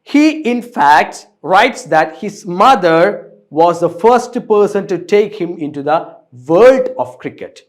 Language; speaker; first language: English; non-native, local second language; Malayalam